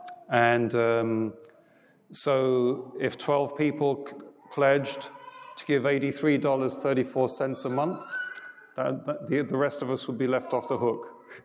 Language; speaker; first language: English; native; English